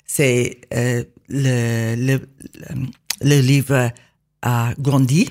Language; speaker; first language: French; non-native, learner; English